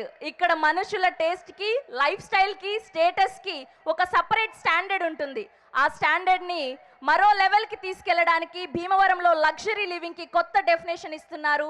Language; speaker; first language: Telugu; native; Telugu